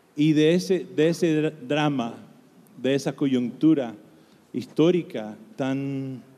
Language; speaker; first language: Spanish; non-native, fluent; English